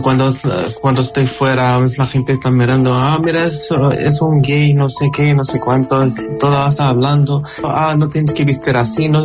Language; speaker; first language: Spanish; non-native, learner; Arabic